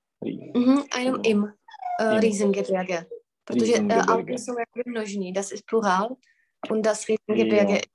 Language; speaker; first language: German; non-native, fluent; Czech